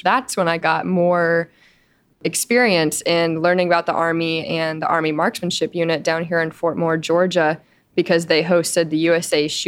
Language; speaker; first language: English; native; English